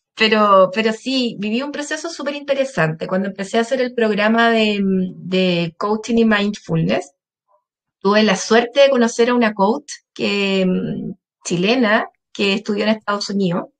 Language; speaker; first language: Spanish; native; Spanish